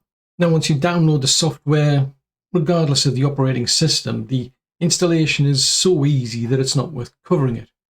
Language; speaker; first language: English; native; English